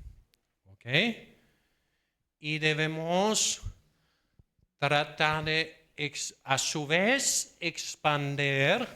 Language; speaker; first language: Spanish; non-native, fluent; Danish